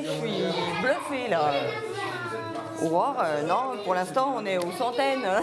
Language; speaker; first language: French; native; French